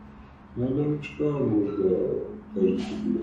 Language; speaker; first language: Russian; non-native, fluent; Georgian